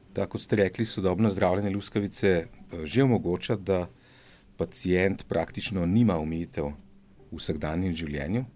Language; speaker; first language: Slovenian; native; Slovenian